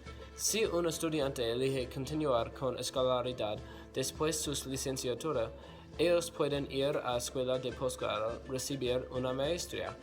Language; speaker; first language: Spanish; non-native, learner; English